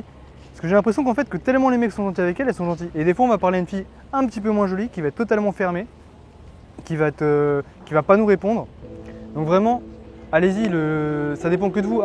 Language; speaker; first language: French; native; French